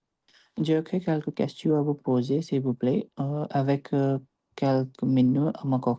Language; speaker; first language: French; non-native, learner; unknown